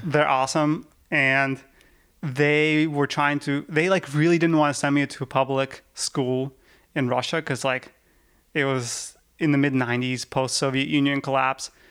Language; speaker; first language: English; early bilingual, other home language; Russian